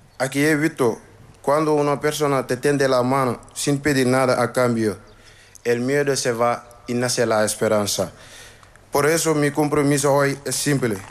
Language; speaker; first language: Spanish; non-native, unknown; Wolof